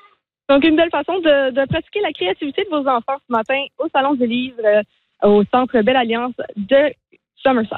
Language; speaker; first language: French; native; French